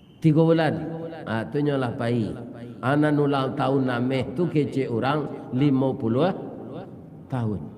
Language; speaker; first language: Malay; non-native, local second language; Minangkabau